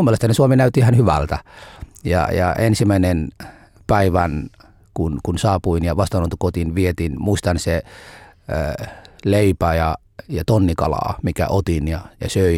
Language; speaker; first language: Finnish; non-native, fluent; Somali